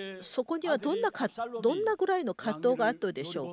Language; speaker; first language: Japanese; non-native, fluent; Korean